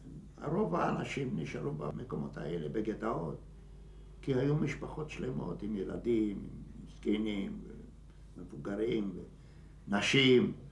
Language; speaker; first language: Hebrew; non-native, fluent; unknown